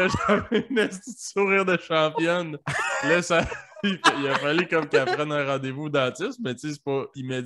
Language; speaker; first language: French; early bilingual, other home language; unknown